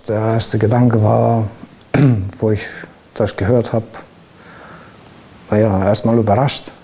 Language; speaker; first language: German; non-native, fluent; Greek